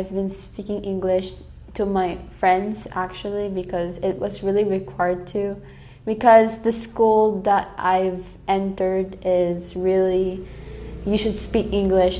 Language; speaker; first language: English; native; English